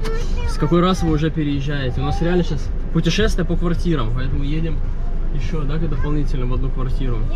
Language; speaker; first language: Russian; native; Russian